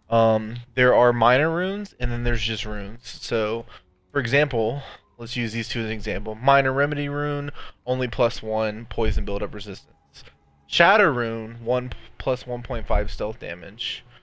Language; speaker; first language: English; native; English